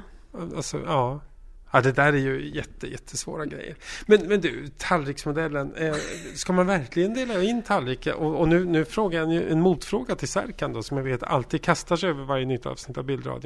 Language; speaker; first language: Swedish; native; Swedish